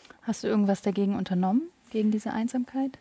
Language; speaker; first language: German; native; German